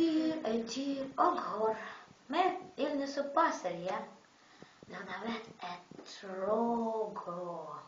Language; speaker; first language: French; non-native, learner; Russian